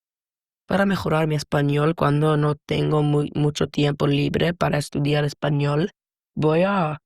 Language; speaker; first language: Spanish; non-native, learner; English